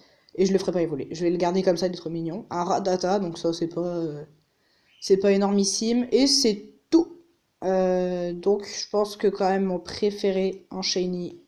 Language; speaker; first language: French; native; French